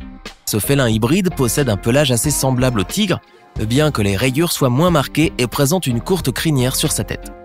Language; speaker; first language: French; native; French